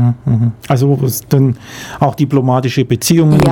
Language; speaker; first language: German; native; German